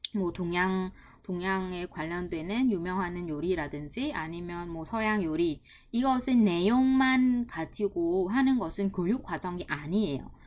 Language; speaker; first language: Korean; non-native, fluent; Vietnamese